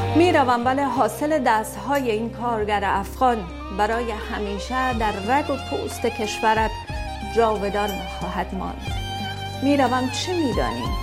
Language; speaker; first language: Persian; native; Persian